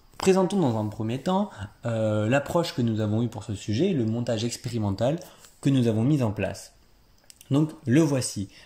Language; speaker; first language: French; native; French